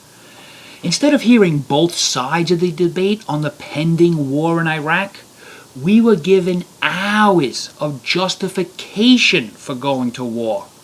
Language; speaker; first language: English; native; English